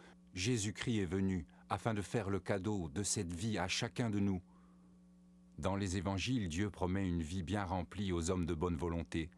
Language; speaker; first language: French; native; French